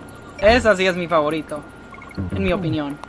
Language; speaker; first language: Spanish; non-native, fluent; English